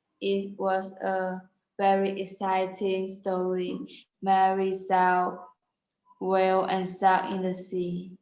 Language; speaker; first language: English; non-native, learner; Vietnamese